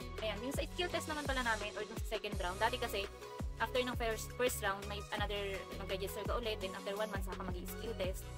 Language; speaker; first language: Filipino; native; Filipino